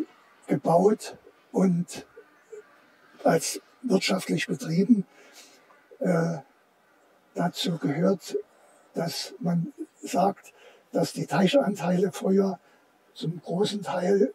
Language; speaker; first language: German; native; German